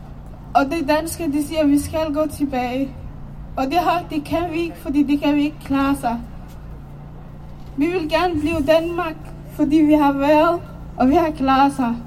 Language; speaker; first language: Danish; non-native, learner; Somali